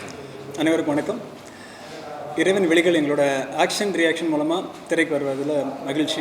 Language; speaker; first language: Tamil; native; Tamil